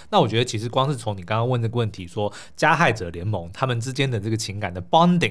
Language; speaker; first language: Chinese; native; Chinese